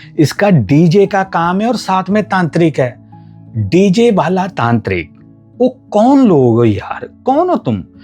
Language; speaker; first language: Hindi; non-native, local second language; Punjabi